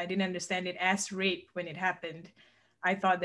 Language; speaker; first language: English; non-native, local second language; Malay